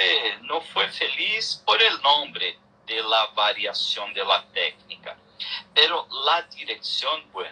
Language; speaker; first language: Spanish; non-native, learner; Portuguese